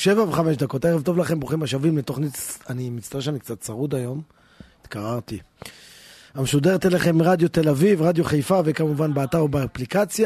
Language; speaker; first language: Hebrew; native; Hebrew